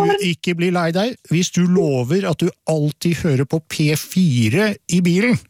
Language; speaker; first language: Norwegian; native; Norwegian